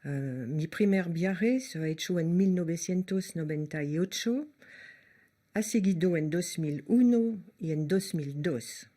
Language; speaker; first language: Spanish; non-native, fluent; French